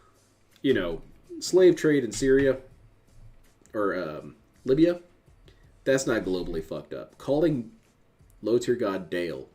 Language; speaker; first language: English; native; English